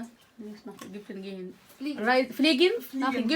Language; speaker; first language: German; non-native, learner; Arabic